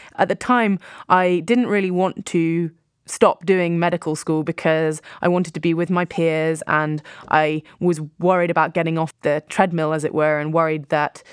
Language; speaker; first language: English; native; English